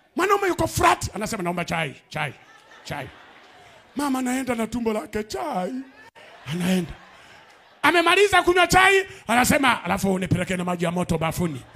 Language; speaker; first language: Swahili; native; Swahili